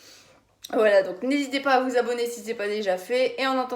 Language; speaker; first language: French; native; French